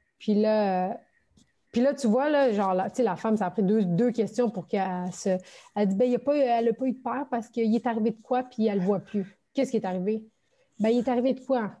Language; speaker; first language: French; early bilingual, other home language; Turkish